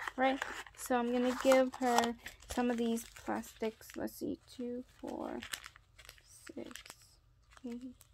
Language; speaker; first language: English; native; English